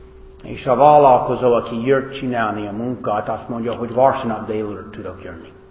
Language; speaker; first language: Hungarian; non-native, fluent; English